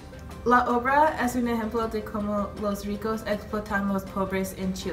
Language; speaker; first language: Spanish; non-native, learner; English